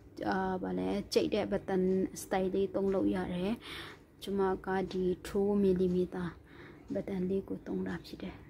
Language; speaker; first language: Burmese; non-native, local second language; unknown